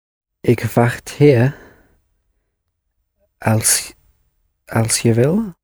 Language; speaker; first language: Dutch; non-native, learner; English